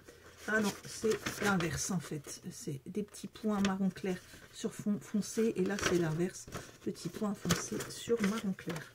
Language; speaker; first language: French; native; French